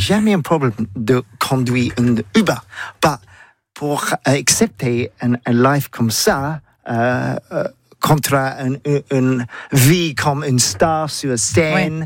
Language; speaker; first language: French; non-native, learner; English